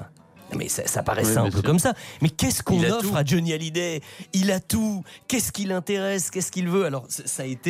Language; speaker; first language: French; native; French